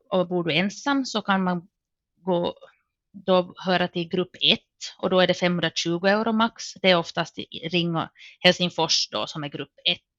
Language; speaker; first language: Swedish; native; Swedish